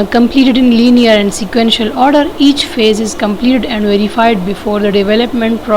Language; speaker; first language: English; non-native, local second language; Urdu